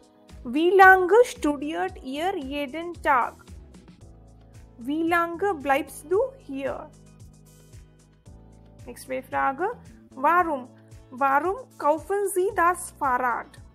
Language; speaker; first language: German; non-native, learner; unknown